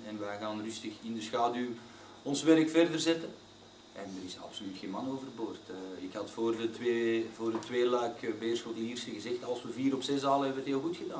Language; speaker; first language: Dutch; native; Dutch